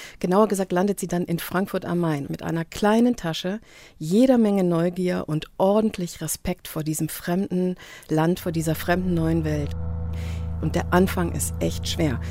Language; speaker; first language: German; native; German